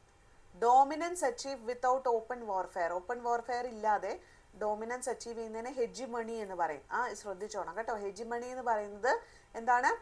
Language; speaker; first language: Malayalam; native; Malayalam